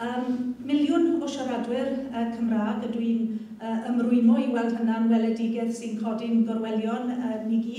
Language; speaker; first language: Welsh; native; Welsh